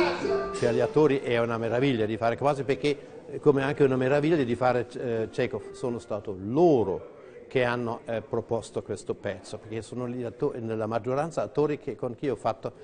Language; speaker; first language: Italian; non-native, fluent; German